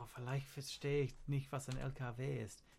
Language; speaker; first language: German; non-native, learner; English